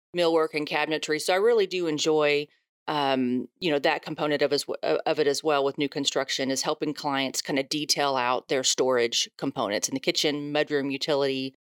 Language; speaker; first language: English; native; English